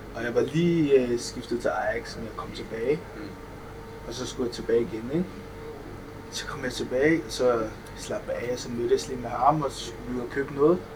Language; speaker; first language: Danish; early bilingual, other home language; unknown